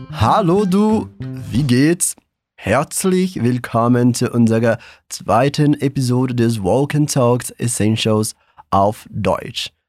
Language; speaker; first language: German; non-native, fluent; Portuguese